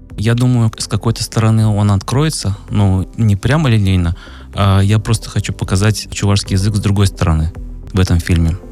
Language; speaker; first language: Russian; native; Russian